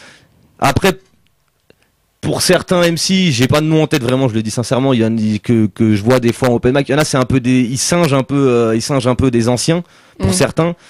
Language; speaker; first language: French; native; French